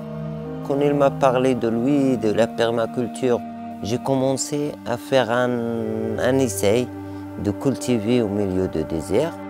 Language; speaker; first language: French; non-native, learner; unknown